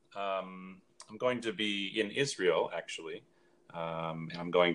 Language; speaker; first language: English; native; English